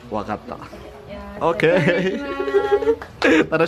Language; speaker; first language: Japanese; non-native, fluent; Indonesian